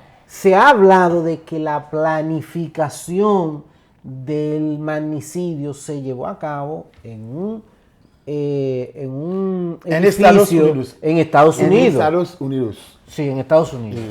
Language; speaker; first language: Spanish; native; Spanish